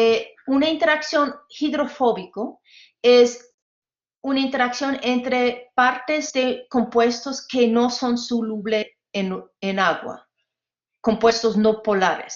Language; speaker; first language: Spanish; non-native, fluent; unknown